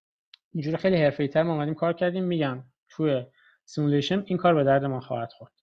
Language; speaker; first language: Persian; native; Persian